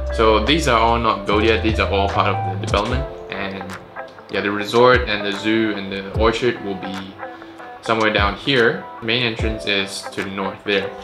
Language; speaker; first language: English; non-native, local second language; Chinese